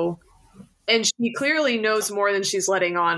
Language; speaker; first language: English; native; English